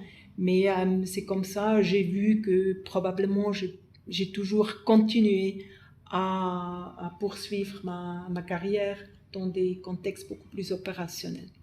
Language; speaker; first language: French; non-native, fluent; German